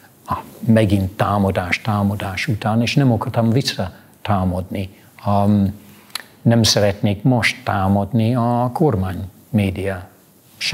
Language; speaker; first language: Hungarian; non-native, fluent; English